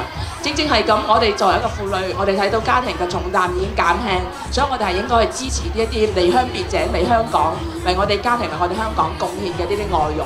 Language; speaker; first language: Cantonese; native; Cantonese